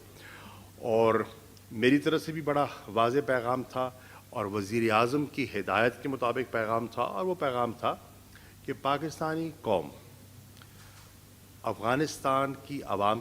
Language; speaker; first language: Urdu; non-native, local second language; Saraiki